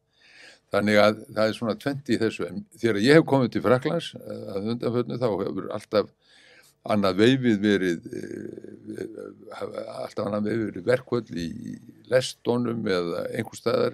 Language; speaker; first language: Icelandic; native; Icelandic